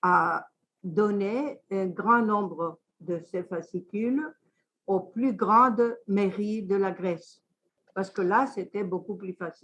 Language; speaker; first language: French; non-native, fluent; Greek